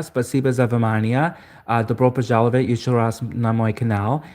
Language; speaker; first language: Russian; non-native, learner; English